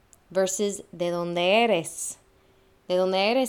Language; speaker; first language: Spanish; non-native, fluent; English